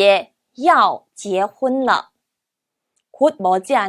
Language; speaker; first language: Chinese; non-native, fluent; Korean